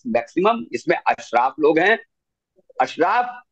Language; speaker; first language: Hindi; native; Hindi